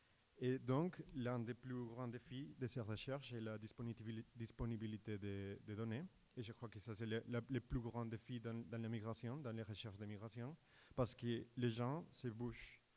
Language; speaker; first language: French; non-native, fluent; Spanish